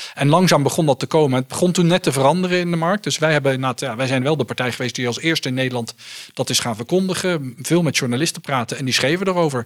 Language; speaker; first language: Dutch; early bilingual, heritage; Dutch